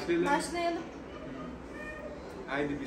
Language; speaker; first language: Turkish; non-native, learner; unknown